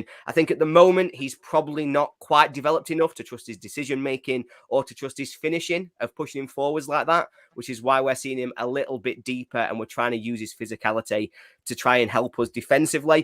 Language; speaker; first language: English; native; English